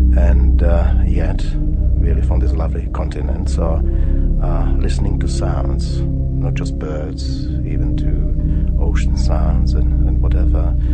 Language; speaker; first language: English; non-native, fluent; Czech